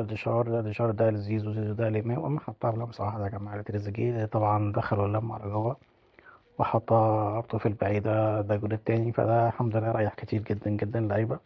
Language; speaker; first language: Arabic; native; Arabic